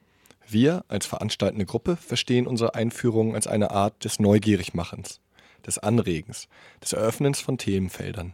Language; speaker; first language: German; native; German